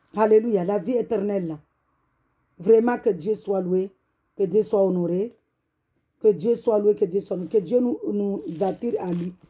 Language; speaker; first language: French; non-native, local second language; Comorian